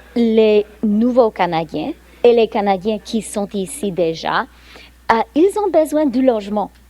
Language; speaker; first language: French; non-native, fluent; English